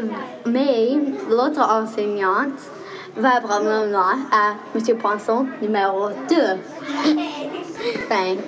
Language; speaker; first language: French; non-native, local second language; English